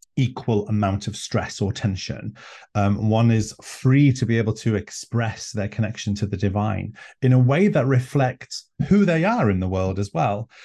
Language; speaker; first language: English; non-native, local second language; Welsh